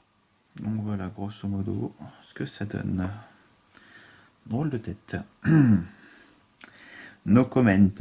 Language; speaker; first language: French; native; French